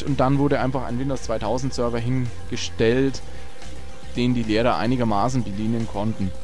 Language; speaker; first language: German; native; German